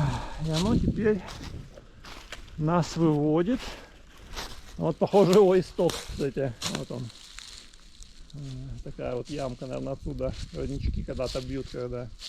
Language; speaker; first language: Russian; native; Russian